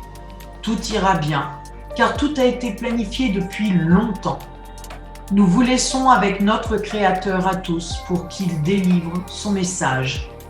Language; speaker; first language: French; native; French